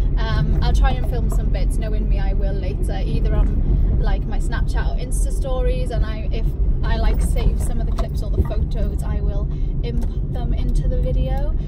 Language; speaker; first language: English; native; English